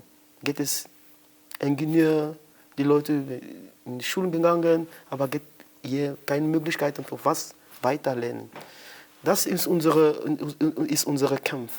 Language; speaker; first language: German; non-native, learner; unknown